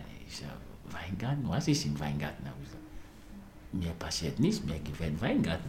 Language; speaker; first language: German; non-native, fluent; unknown